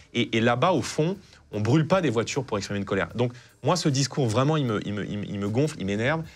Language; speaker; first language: French; native; French